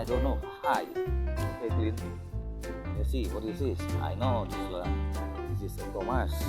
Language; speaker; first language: English; non-native, learner; Indonesian